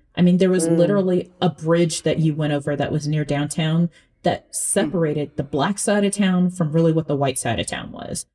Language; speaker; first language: English; early bilingual, other home language; Akan